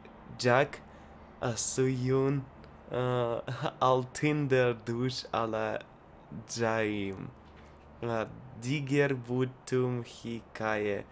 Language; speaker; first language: Turkish; non-native, learner; Russian